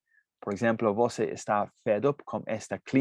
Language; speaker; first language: Portuguese; non-native, fluent; English